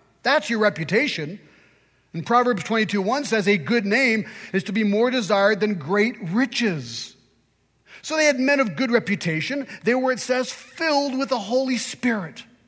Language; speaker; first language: English; early bilingual, other home language; French